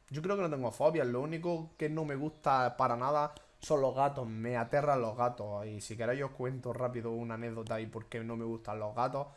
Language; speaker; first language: Spanish; native; Spanish